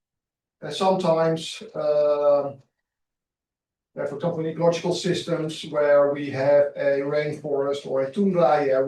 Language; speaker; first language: English; non-native, fluent; Dutch